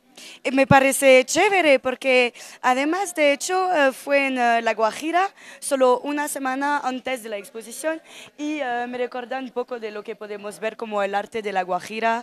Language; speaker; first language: Spanish; non-native, learner; French